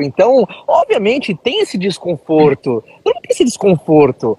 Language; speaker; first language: Portuguese; native; Portuguese